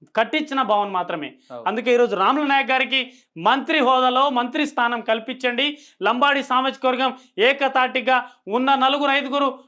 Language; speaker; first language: Telugu; non-native, local second language; Lambadi